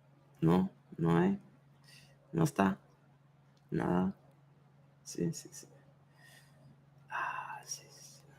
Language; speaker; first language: Spanish; non-native, learner; English